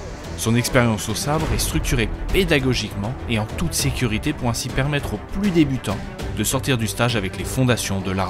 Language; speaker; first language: French; native; French